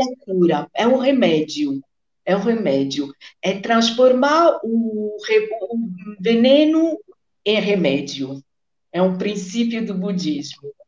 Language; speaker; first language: Portuguese; non-native, fluent; Italian